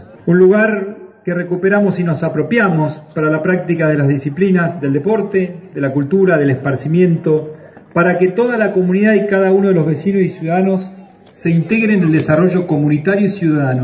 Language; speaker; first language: Spanish; native; Spanish